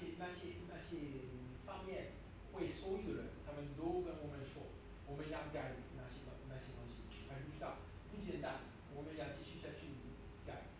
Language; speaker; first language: Chinese; non-native, learner; French